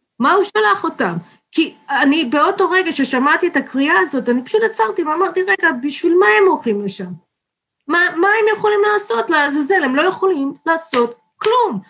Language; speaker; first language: Hebrew; non-native, fluent; English